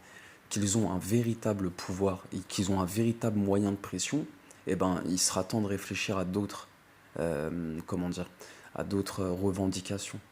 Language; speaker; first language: French; native; French